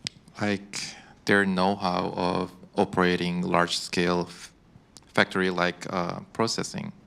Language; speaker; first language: English; non-native, fluent; Korean